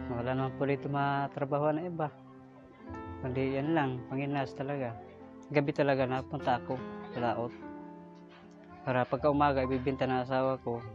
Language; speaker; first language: Filipino; non-native, local second language; Masbatenyo